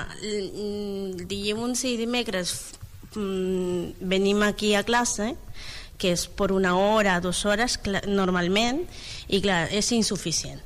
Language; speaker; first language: Catalan; non-native, learner; Spanish